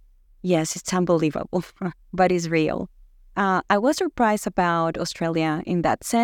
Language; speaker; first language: English; non-native, fluent; Spanish